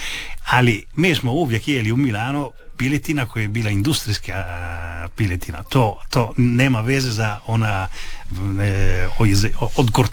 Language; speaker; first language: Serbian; early bilingual, heritage; Italian